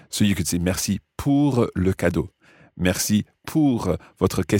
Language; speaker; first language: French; non-native, fluent; English